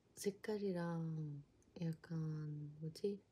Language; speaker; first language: Korean; non-native, fluent; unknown